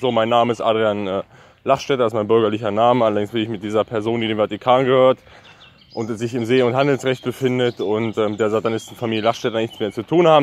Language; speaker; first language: German; native; German